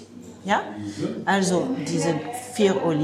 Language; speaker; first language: German; non-native, learner; French